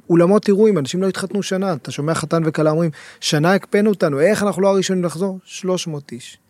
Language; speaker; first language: Hebrew; native; Hebrew